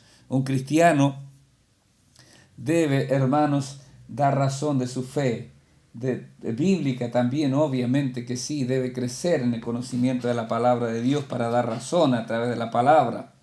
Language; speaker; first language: Spanish; native; Spanish